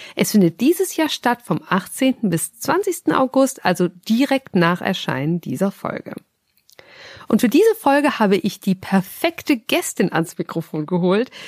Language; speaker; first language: German; native; German